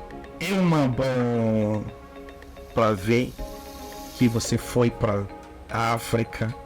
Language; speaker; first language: Portuguese; non-native, learner; Igbo